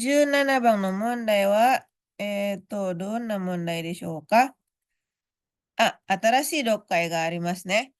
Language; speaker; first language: Japanese; non-native, fluent; Indonesian